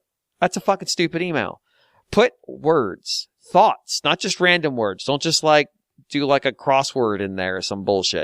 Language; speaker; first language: English; native; English